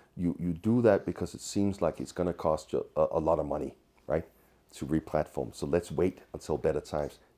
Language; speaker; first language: English; non-native, fluent; Danish